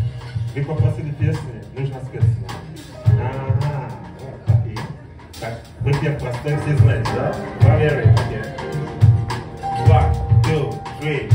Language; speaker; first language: Russian; non-native, learner; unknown